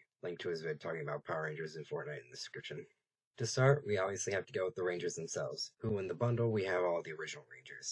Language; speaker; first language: English; native; English